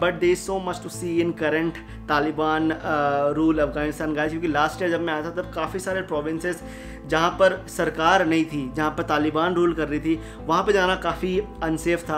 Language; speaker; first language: Hindi; native; Hindi